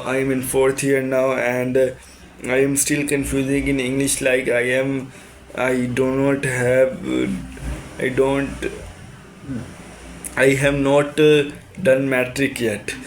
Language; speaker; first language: English; non-native, learner; Urdu